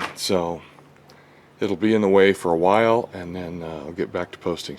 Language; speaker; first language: English; native; English